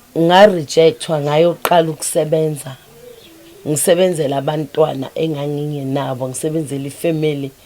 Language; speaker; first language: Zulu; native; Zulu